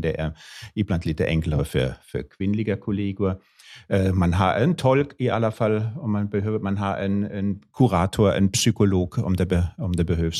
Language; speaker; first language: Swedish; non-native, fluent; German